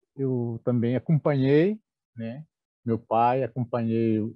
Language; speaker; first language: Portuguese; non-native, local second language; Guarani